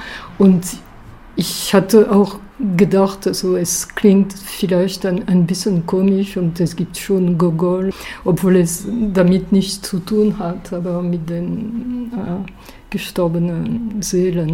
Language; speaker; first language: German; non-native, fluent; French